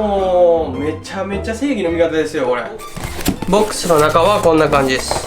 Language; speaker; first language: Japanese; native; Japanese